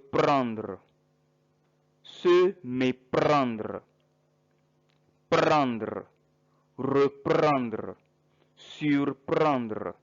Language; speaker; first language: French; non-native, fluent; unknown